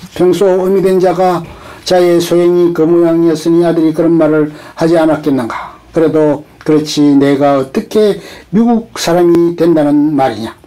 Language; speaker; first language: Korean; native; Korean